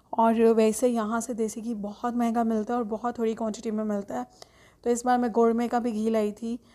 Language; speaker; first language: Urdu; native; Urdu